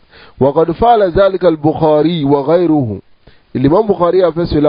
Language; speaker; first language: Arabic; non-native, fluent; Wolof